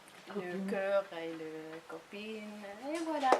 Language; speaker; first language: French; non-native, learner; Arabic